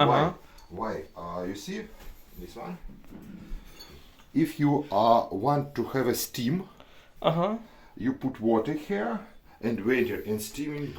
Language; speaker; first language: English; non-native, learner; Russian